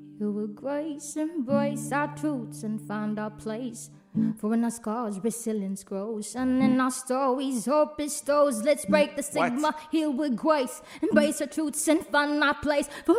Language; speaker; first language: English; non-native, local second language; Cebuano